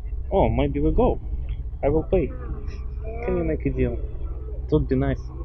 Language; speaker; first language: English; non-native, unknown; Russian